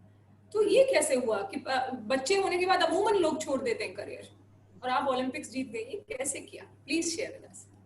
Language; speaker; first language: Hindi; native; Hindi